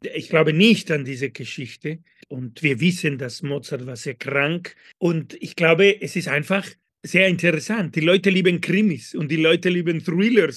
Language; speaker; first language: German; non-native, fluent; Spanish